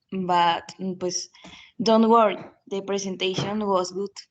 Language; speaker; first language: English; non-native, learner; Spanish